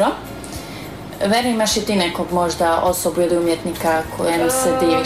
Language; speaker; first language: Croatian; native; Croatian